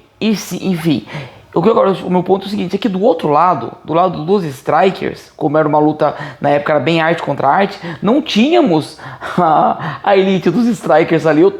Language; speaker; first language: Portuguese; native; Portuguese